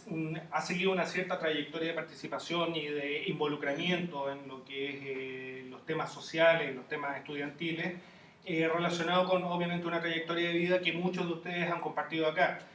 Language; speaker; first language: Spanish; native; Spanish